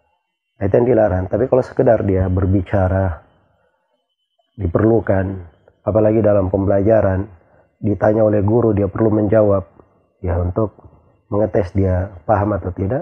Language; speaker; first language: Indonesian; native; Indonesian